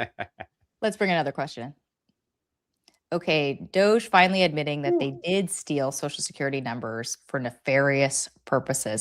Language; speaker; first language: English; native; English